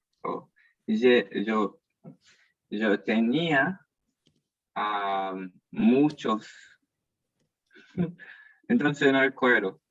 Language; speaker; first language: Spanish; non-native, learner; English